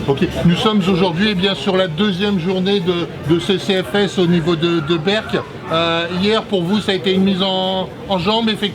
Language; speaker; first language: French; native; French